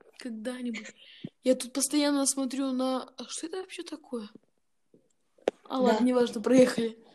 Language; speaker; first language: Russian; early bilingual, heritage; Russian